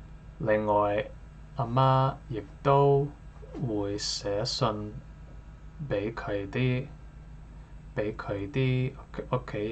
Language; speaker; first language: Cantonese; non-native, learner; English